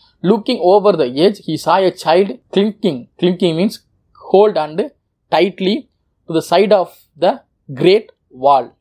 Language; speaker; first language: English; non-native, local second language; Tamil